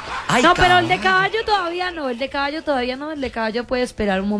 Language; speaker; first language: Spanish; native; Spanish